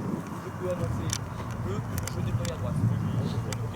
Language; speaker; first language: French; native; French